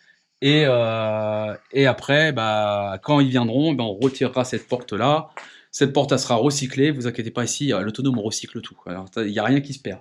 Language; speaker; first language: French; native; French